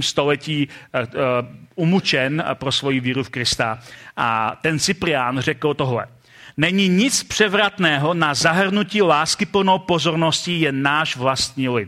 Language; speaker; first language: Czech; native; Czech